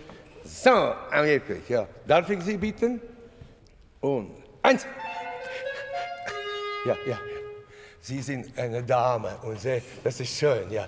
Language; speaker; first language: German; non-native, learner; Latvian